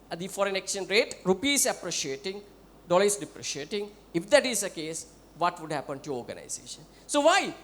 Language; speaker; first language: English; non-native, local second language; Sinhala